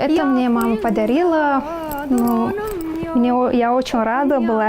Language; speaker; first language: Russian; non-native, learner; Turkmen